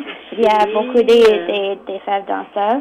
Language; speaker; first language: French; non-native, local second language; English